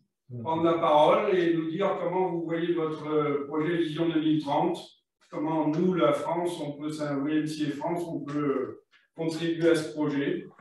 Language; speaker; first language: French; native; French